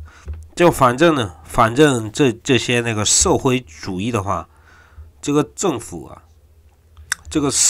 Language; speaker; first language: Chinese; non-native, fluent; Korean